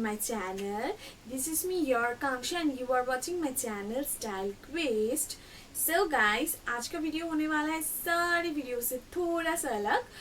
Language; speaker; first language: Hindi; non-native, local second language; Bangla